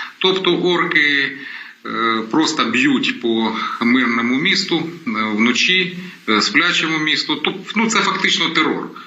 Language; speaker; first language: Ukrainian; non-native, local second language; Russian